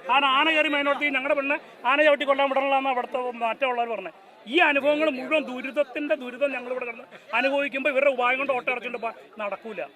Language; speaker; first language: Malayalam; native; Malayalam